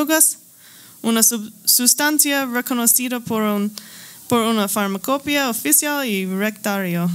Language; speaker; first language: Spanish; non-native, learner; English